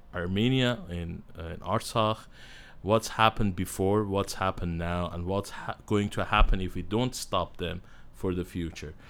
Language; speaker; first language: English; non-native, learner; Armenian